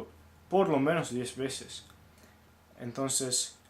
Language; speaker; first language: Spanish; non-native, fluent; English